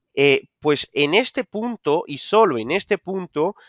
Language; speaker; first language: Spanish; non-native, fluent; Portuguese